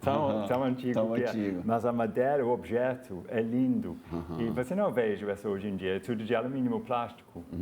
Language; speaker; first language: Portuguese; non-native, fluent; English